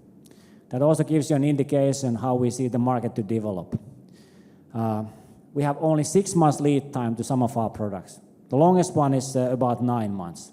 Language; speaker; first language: English; non-native, fluent; Finnish